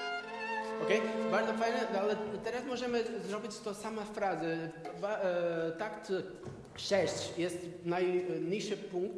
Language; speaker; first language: Polish; non-native, learner; Portuguese